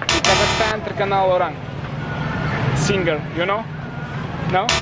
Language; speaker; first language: Indonesian; non-native, learner; Kazakh